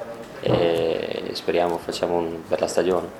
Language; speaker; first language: Italian; non-native, learner; Swedish